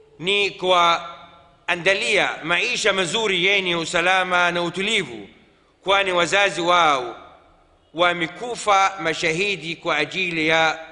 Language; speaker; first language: Swahili; non-native, fluent; Arabic